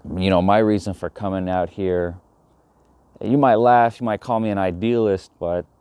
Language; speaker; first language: English; native; English